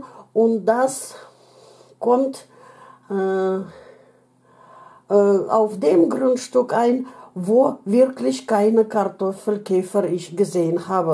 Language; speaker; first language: German; non-native, fluent; Russian